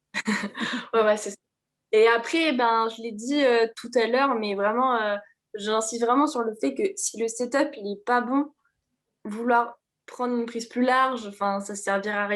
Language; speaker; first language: French; native; French